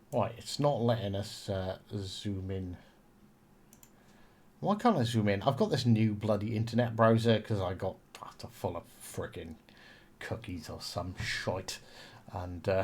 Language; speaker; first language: English; native; English